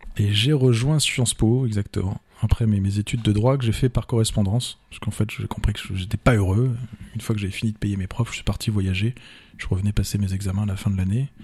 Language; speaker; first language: French; native; French